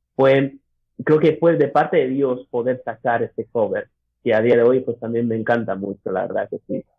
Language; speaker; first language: Spanish; early bilingual, other home language; English